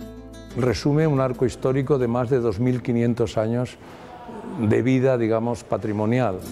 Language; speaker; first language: Spanish; native; Spanish